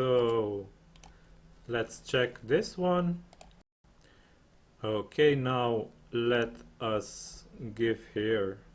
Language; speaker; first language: English; non-native, fluent; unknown